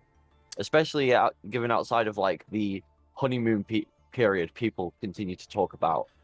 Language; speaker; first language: English; native; English